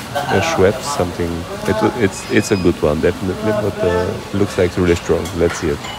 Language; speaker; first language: English; non-native, fluent; Bulgarian